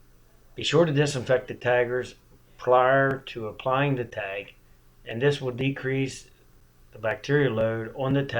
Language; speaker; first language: English; native; English